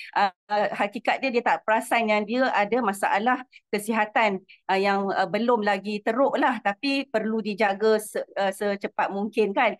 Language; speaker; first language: Malay; native; Malay